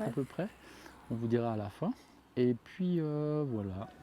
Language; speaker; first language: French; native; French